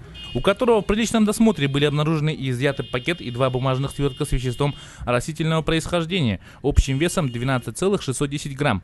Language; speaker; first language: Russian; native; Russian